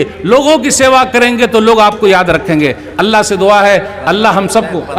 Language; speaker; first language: Hindi; native; Hindi